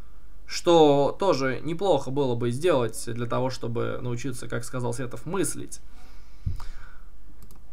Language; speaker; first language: Russian; native; Russian